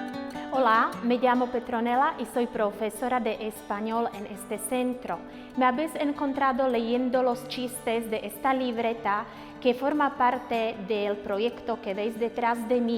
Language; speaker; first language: Spanish; non-native, fluent; Slovak